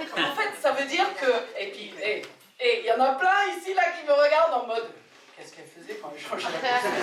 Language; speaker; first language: French; non-native, fluent; English